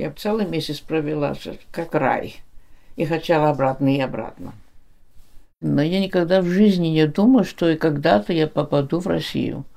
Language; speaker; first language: Russian; early bilingual, heritage; Russian